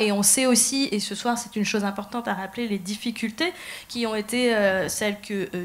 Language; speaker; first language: French; native; French